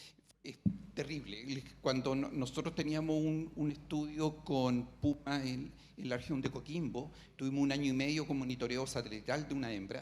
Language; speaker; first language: Spanish; native; Spanish